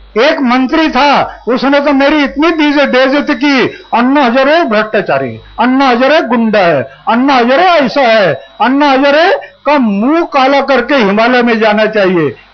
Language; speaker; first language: Hindi; non-native, local second language; Marathi